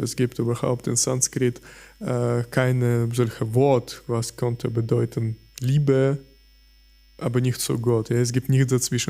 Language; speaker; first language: German; non-native, fluent; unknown